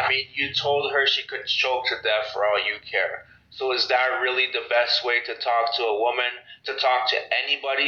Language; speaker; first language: English; native; English